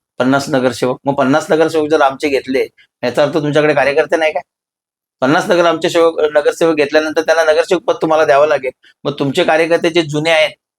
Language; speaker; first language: Marathi; native; Marathi